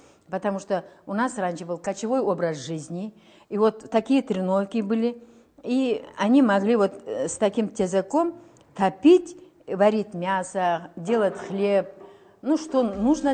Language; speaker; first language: Russian; non-native, local second language; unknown